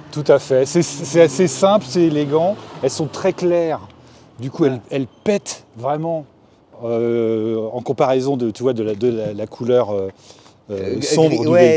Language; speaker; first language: French; native; French